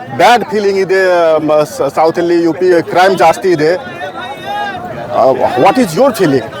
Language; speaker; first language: Kannada; non-native, learner; Hindi